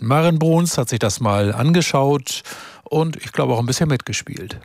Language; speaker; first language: German; native; German